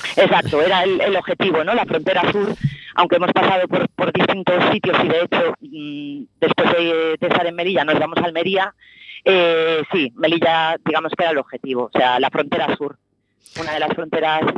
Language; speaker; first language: Spanish; native; Spanish